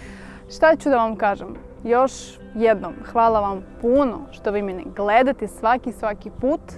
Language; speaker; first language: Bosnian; non-native, learner; Russian